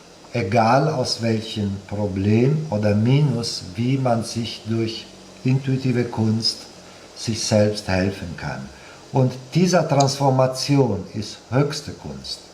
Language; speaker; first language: German; non-native, fluent; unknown